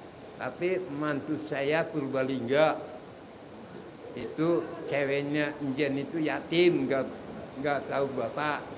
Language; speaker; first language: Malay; non-native, local second language; Sundanese